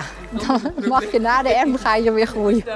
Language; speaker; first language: Dutch; native; Dutch